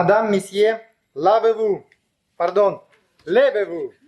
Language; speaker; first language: French; non-native, learner; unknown